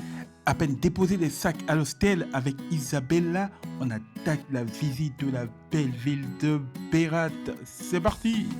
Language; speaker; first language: French; native; French